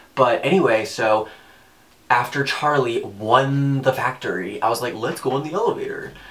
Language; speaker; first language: English; native; English